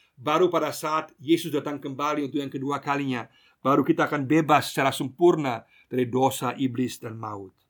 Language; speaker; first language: Indonesian; non-native, fluent; German